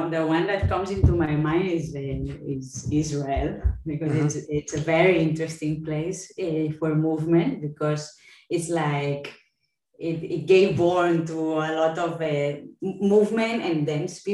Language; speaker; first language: English; non-native, fluent; Spanish